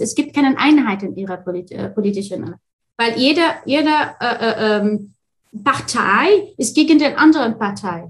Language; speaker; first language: German; non-native, fluent; Arabic